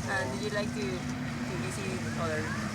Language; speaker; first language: English; non-native, learner; Spanish